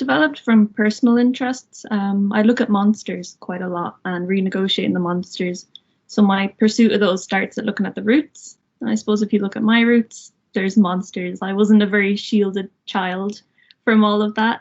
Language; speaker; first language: English; native; English